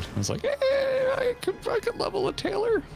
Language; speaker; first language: English; native; English